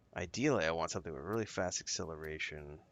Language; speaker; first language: English; native; English